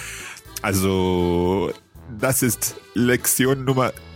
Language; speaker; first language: German; non-native, learner; English